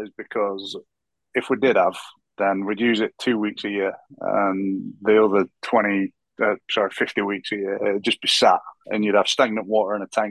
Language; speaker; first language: English; native; English